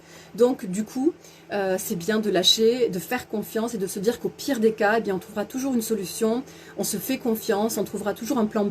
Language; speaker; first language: French; native; French